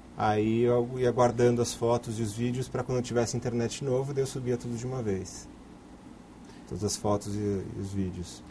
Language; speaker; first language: Portuguese; native; Portuguese